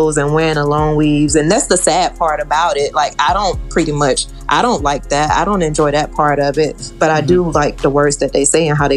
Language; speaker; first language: English; native; English